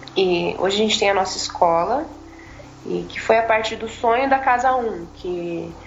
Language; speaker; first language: Portuguese; native; Portuguese